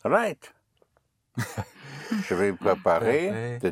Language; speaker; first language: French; non-native, fluent; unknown